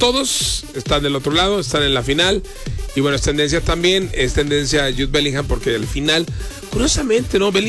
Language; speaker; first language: Spanish; native; Spanish